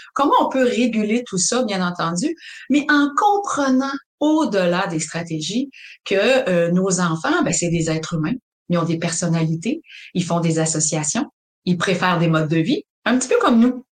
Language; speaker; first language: French; native; French